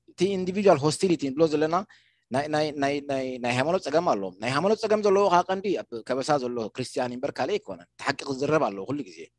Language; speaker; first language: Tigrinya; non-native, local second language; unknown